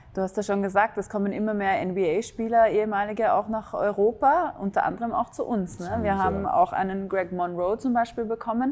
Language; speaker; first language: German; native; German